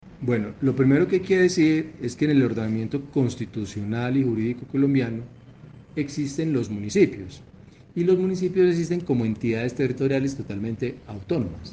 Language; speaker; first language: Spanish; native; Spanish